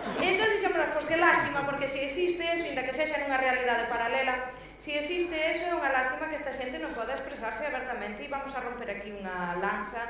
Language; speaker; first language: Galician; native; Galician